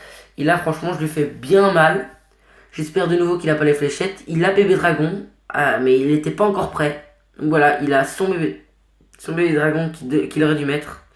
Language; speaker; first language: French; native; French